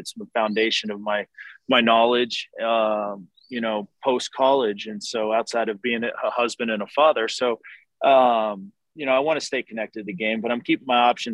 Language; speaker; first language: English; native; English